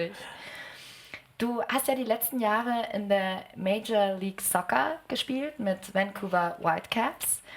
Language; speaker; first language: German; native; German